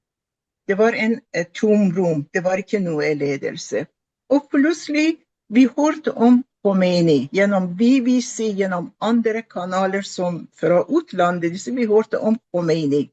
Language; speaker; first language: Norwegian; non-native, fluent; Persian